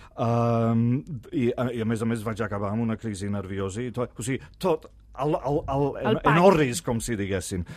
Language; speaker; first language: Catalan; non-native, fluent; English